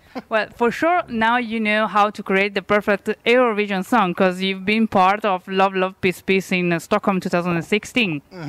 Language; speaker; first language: English; non-native, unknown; Italian